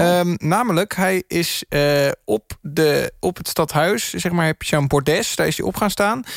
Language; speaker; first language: Dutch; native; Dutch